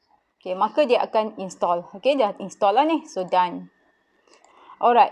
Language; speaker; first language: Malay; native; Malay